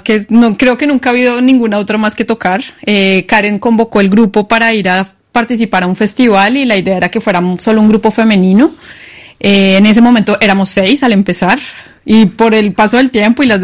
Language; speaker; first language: Spanish; native; Spanish